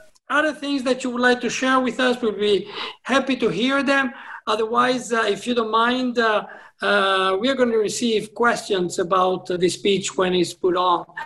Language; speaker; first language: English; non-native, fluent; Italian